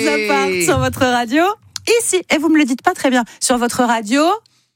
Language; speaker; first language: French; native; French